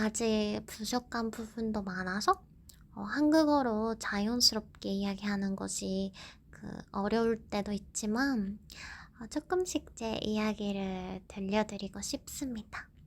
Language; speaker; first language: Korean; non-native, fluent; Japanese